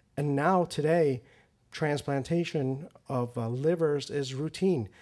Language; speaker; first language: English; early bilingual, other home language; Persian